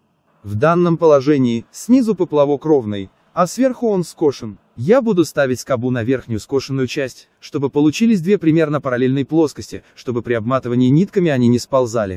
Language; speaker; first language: Russian; native; Russian